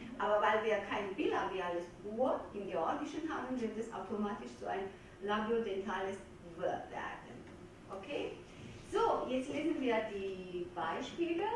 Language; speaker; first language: German; non-native, fluent; Georgian